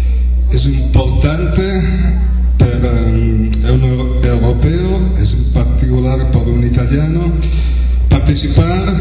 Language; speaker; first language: Spanish; non-native, learner; Italian